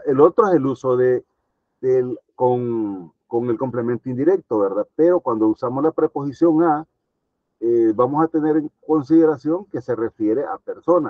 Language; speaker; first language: Spanish; native; Spanish